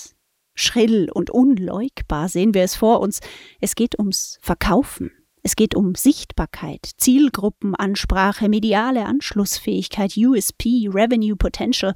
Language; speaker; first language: German; native; German